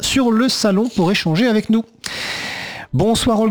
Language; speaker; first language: French; native; French